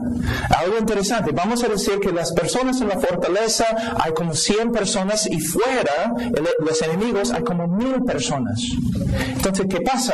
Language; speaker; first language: Spanish; non-native, fluent; English